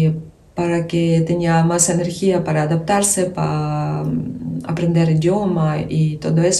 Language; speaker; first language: Spanish; non-native, learner; Ukrainian